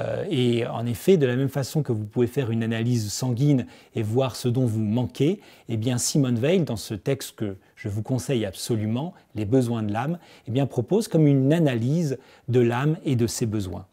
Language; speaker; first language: French; native; French